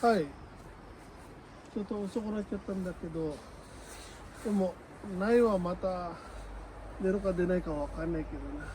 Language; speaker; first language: Japanese; non-native, learner; Filipino